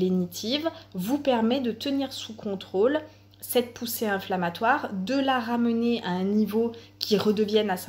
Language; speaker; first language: French; non-native, fluent; Italian